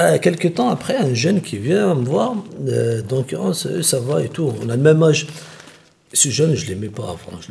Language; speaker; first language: French; non-native, local second language; Kabyle